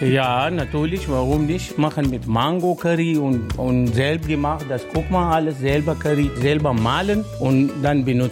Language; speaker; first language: German; non-native, learner; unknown